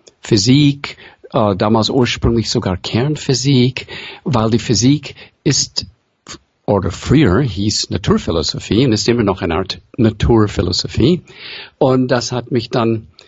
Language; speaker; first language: German; early bilingual, heritage; English